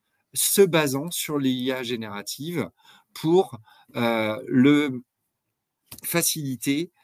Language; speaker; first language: French; native; French